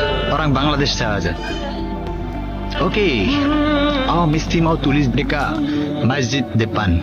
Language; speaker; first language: Malay; non-native, learner; Bangla